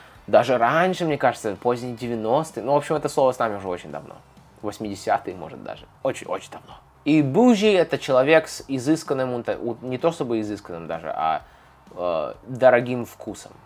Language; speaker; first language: Russian; native; Russian